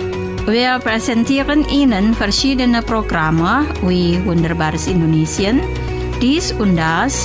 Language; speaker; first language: German; non-native, fluent; Indonesian